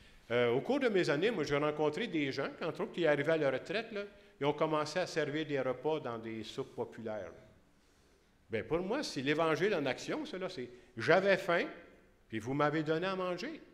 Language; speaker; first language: French; native; French